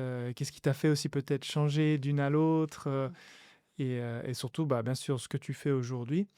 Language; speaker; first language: French; native; French